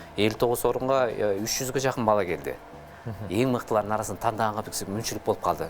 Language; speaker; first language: Kyrgyz; native; Kyrgyz